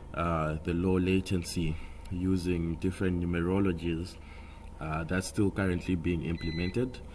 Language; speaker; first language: English; non-native, local second language; Shona